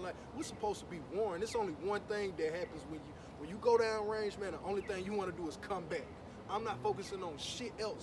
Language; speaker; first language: English; native; English